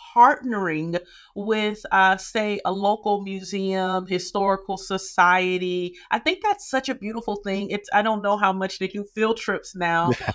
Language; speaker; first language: English; native; English